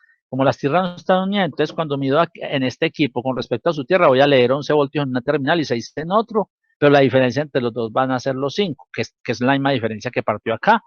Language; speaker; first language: Spanish; native; Spanish